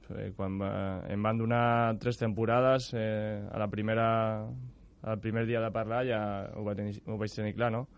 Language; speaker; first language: Catalan; non-native, local second language; Spanish